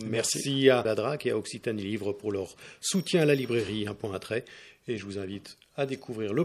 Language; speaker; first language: French; native; French